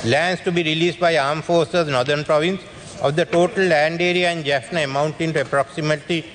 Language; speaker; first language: English; non-native, local second language; Sinhala